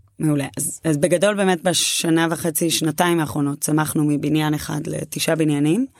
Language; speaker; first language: Hebrew; native; Hebrew